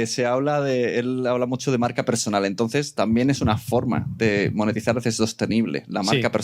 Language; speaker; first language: Spanish; native; Spanish